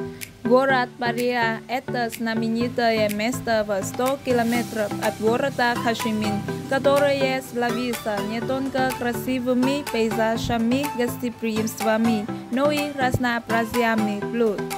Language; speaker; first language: Russian; non-native, learner; Vietnamese